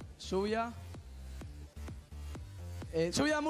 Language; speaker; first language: Spanish; native; Spanish